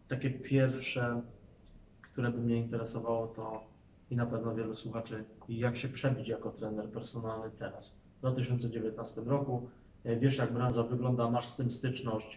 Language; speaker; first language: Polish; native; Polish